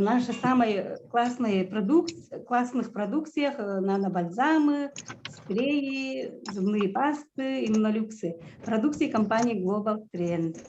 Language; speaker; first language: Russian; non-native, local second language; Yakut